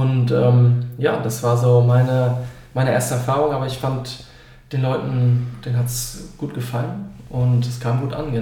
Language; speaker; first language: German; native; German